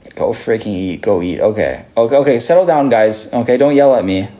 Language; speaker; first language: English; native; English